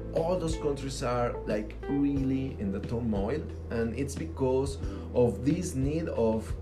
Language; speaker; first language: English; non-native, fluent; Spanish